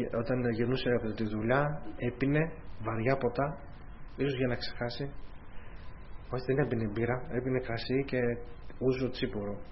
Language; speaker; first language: Greek; early bilingual, heritage; Greek